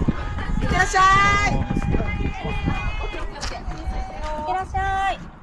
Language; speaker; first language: Japanese; native; Japanese